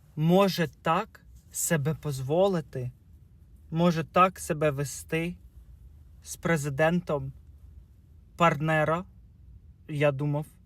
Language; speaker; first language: Ukrainian; early bilingual, heritage; Ukrainian